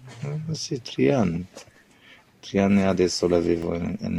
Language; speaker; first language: Italian; non-native, learner; Arabic